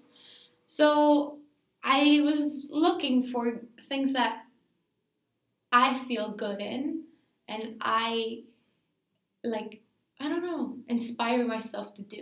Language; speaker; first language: English; non-native, fluent; Greek